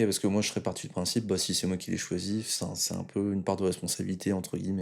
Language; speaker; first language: French; native; French